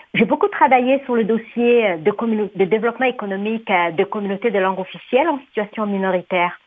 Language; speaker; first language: French; non-native, local second language; Somali